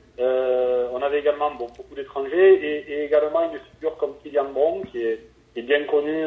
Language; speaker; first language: French; native; French